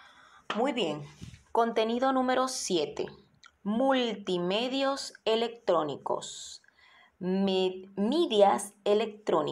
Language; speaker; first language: Spanish; non-native, fluent; Portuguese